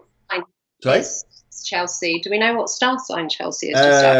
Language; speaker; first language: English; native; English